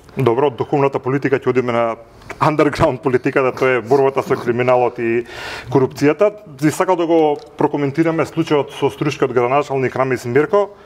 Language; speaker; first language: Macedonian; native; Macedonian